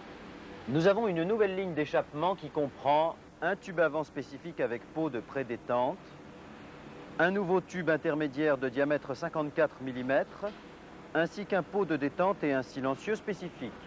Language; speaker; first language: French; native; French